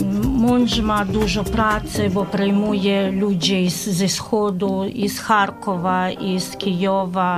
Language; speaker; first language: Polish; non-native, learner; Ukrainian